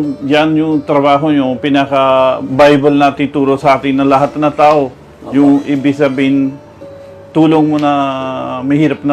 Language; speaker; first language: Filipino; non-native, learner; Punjabi